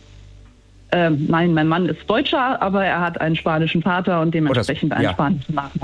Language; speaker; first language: German; native; German